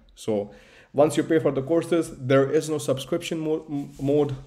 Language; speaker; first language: English; non-native, local second language; Hindi